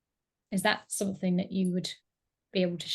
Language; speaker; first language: English; native; English